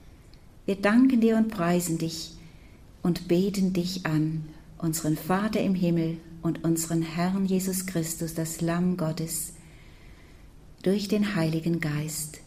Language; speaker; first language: German; native; German